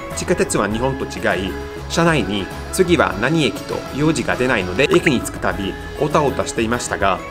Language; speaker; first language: Japanese; non-native, fluent; Italian